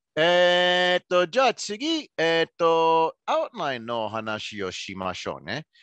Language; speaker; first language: Japanese; non-native, fluent; English